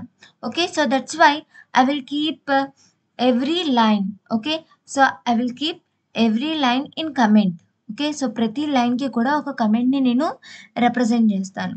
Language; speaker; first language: English; non-native, local second language; Telugu